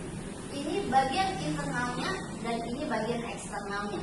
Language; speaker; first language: Indonesian; native; Indonesian